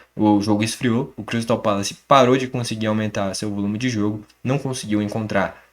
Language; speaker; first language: Portuguese; native; Portuguese